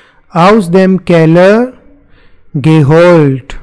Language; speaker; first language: German; non-native, fluent; Hindi